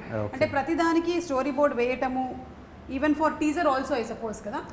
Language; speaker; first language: Telugu; native; Telugu